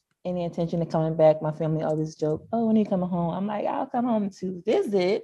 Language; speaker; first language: English; native; English